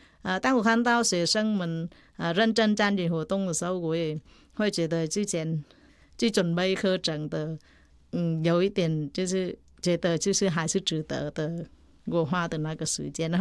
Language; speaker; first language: Chinese; non-native, fluent; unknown